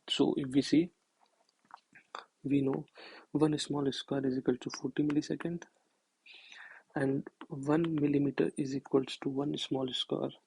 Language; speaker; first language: English; non-native, local second language; Hindi